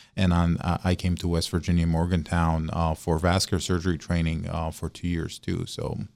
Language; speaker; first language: English; non-native, fluent; Arabic